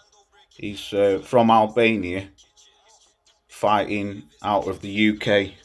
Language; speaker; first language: English; native; English